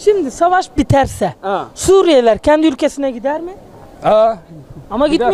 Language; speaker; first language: Turkish; native; Turkish